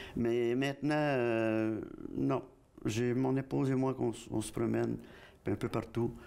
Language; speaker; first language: French; native; French